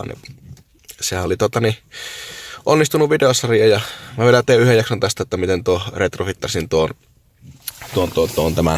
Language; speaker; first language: Finnish; native; Finnish